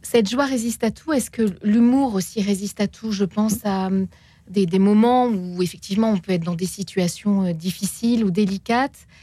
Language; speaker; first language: French; native; French